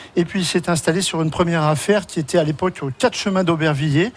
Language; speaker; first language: French; native; French